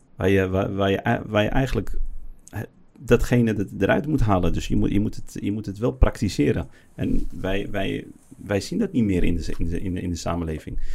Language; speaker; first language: Dutch; early bilingual, other home language; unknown